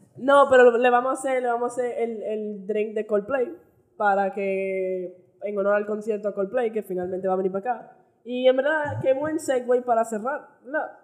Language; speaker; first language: Spanish; early bilingual, heritage; Spanish